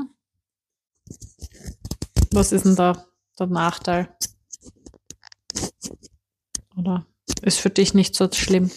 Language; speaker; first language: German; native; German